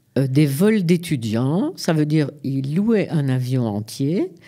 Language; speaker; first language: French; native; French